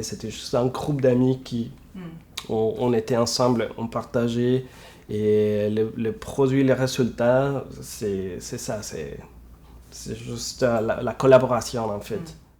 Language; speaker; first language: French; non-native, fluent; Spanish